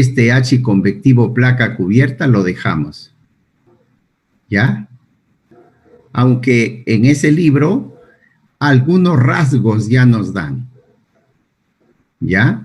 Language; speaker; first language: Spanish; native; Spanish